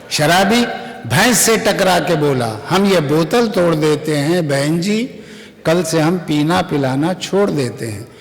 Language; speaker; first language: Urdu; native; Urdu